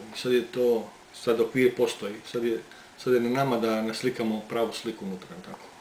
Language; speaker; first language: Croatian; native; Croatian